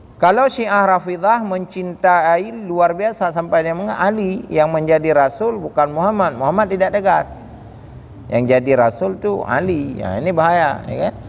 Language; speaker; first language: Malay; non-native, local second language; Achinese